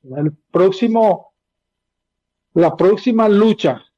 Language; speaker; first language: Spanish; native; Spanish